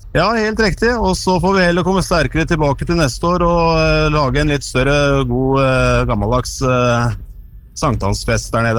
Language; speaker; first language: Norwegian; native; Norwegian